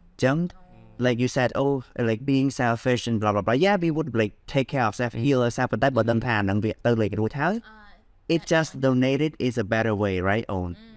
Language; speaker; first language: English; non-native, learner; Khmer